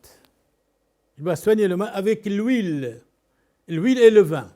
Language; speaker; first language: French; non-native, local second language; Arabic